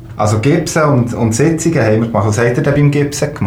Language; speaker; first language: German; native; German